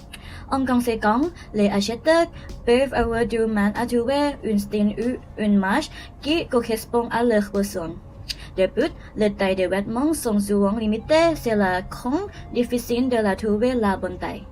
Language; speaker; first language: French; non-native, learner; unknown